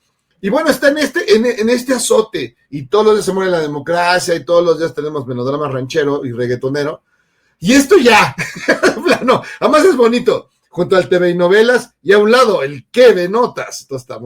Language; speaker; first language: Spanish; native; Spanish